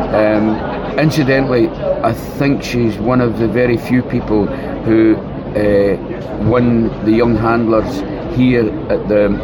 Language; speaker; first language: English; native; English